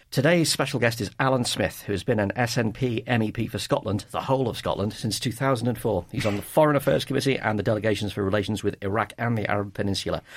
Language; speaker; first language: English; native; English